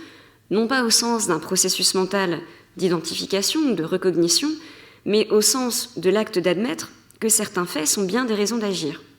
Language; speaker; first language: French; native; French